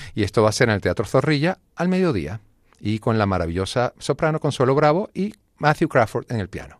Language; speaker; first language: Spanish; native; Spanish